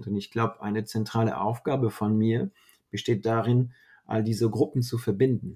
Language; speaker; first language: German; non-native, fluent; French